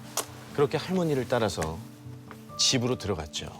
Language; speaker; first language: Korean; native; Korean